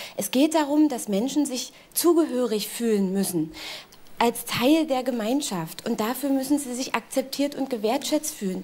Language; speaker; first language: German; native; German